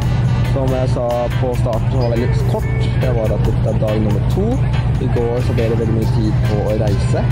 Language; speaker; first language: Norwegian; native; Norwegian